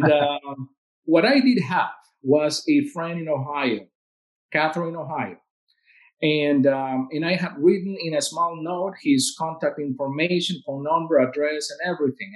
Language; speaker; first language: English; non-native, fluent; Spanish